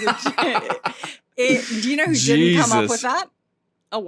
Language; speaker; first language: English; native; English